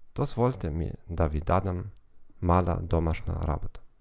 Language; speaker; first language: Macedonian; non-native, learner; German